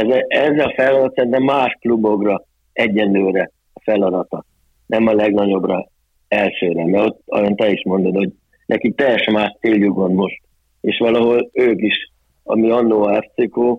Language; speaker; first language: Hungarian; early bilingual, heritage; Hungarian